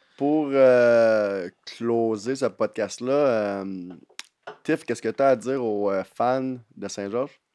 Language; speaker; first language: French; native; French